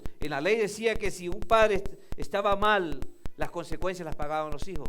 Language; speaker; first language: Spanish; native; Spanish